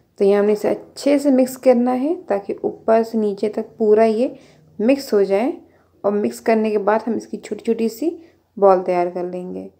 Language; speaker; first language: Hindi; native; Hindi